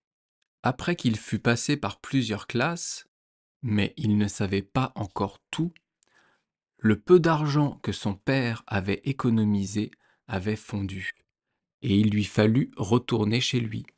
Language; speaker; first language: French; native; French